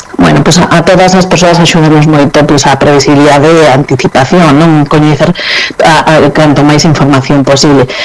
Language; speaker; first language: Galician; non-native, local second language; Spanish